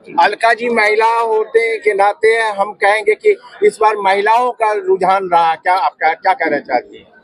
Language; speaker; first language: Hindi; native; Hindi